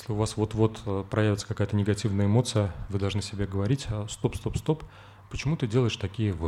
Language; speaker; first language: Russian; native; Russian